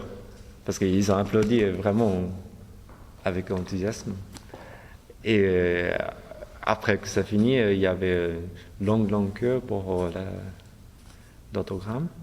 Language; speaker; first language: French; non-native, fluent; Japanese